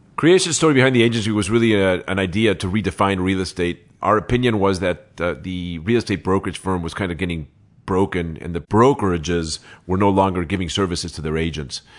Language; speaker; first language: English; early bilingual, other home language; Spanish